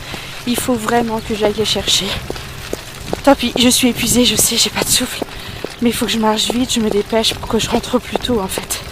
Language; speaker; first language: French; native; French